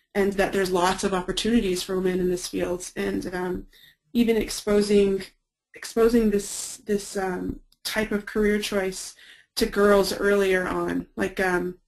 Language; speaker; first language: English; native; English